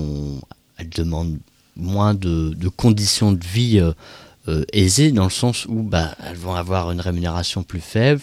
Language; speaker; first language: French; native; French